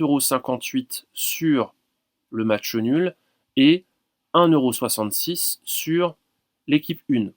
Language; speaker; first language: French; native; French